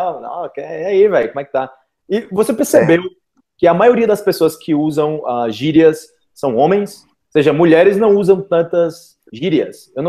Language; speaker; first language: Portuguese; native; Portuguese